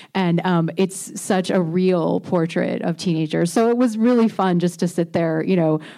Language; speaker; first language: English; native; English